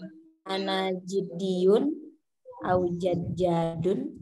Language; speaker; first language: Arabic; non-native, learner; Indonesian